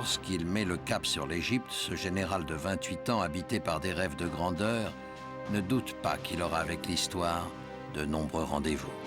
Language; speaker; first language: French; native; French